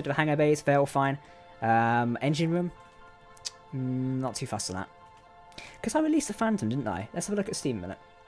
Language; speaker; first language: English; native; English